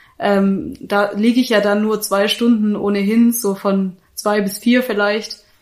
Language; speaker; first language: German; native; German